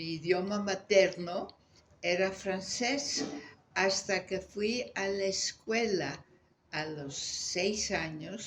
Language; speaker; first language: Spanish; native; Spanish